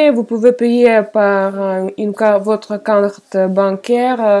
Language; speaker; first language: French; non-native, fluent; Russian